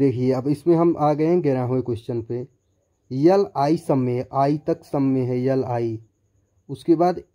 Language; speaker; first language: Hindi; native; Hindi